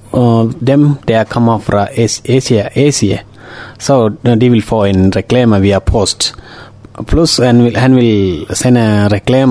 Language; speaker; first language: Danish; non-native, learner; Tamil